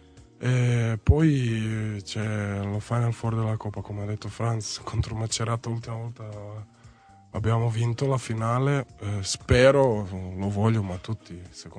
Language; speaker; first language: Italian; non-native, fluent; Serbian